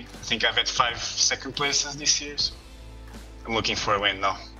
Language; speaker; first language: English; non-native, fluent; Portuguese